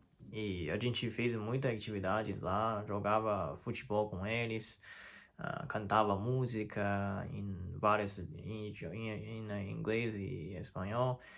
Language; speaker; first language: Portuguese; non-native, fluent; Chinese